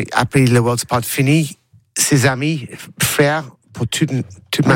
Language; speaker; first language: French; non-native, learner; English